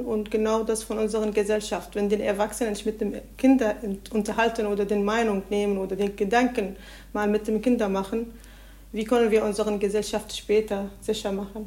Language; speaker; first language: German; non-native, learner; Arabic